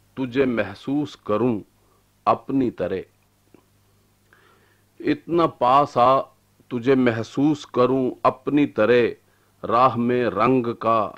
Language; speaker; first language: Urdu; non-native, local second language; Punjabi